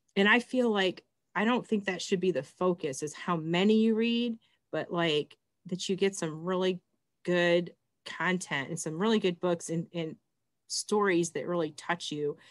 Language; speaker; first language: English; native; English